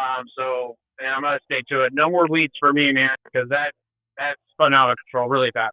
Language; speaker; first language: English; native; English